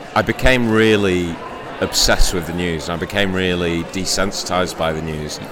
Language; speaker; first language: English; native; English